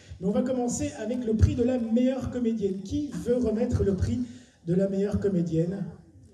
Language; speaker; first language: French; native; French